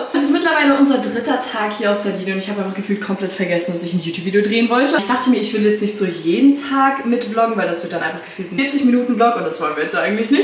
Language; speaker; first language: German; native; German